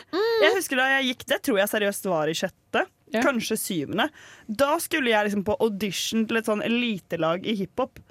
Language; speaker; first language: Norwegian; native; Norwegian